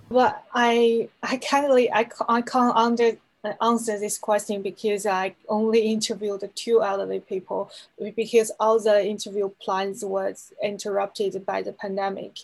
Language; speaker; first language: English; non-native, fluent; Chinese